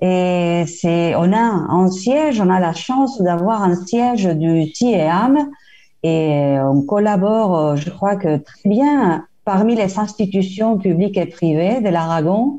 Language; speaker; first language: French; non-native, fluent; Spanish